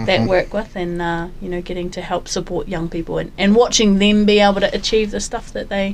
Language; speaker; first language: English; native; English